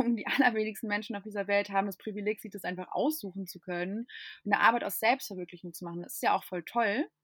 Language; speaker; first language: German; non-native, fluent; English